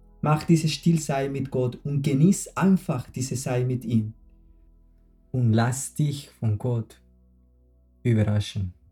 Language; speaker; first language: German; non-native, fluent; Spanish